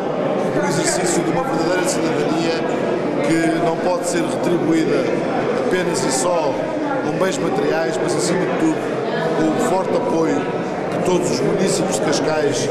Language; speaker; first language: Portuguese; native; Portuguese